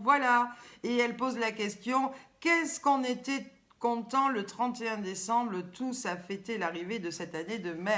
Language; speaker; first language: French; native; French